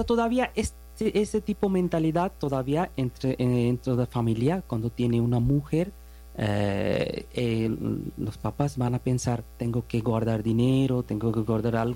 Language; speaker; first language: Spanish; non-native, learner; Bangla